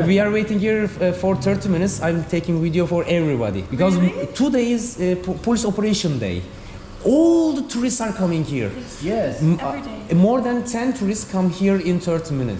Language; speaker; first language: English; non-native, learner; Turkish